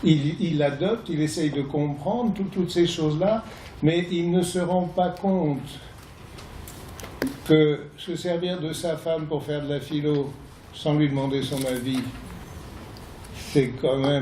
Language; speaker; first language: French; native; French